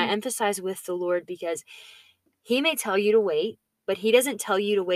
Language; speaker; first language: English; native; English